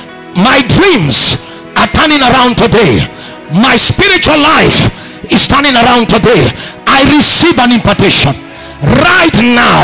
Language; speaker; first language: English; non-native, local second language; Swahili